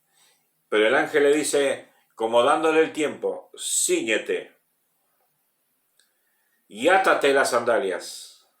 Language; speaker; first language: Spanish; native; Spanish